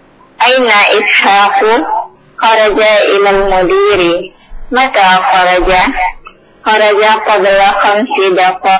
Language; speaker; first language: Arabic; non-native, learner; Indonesian